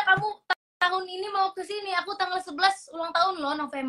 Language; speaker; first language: Indonesian; native; Indonesian